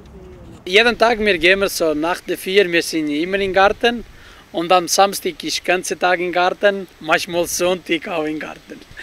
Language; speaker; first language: German; non-native, learner; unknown